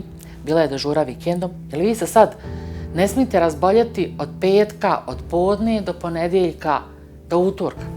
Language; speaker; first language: Bosnian; native; Bosnian